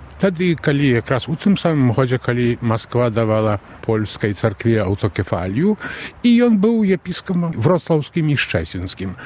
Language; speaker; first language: Belarusian; native; Belarusian